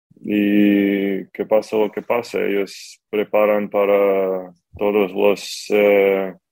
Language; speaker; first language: Spanish; non-native, learner; Ukrainian